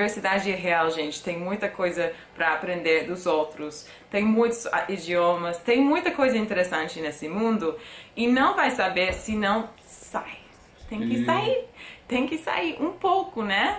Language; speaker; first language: Portuguese; non-native, fluent; English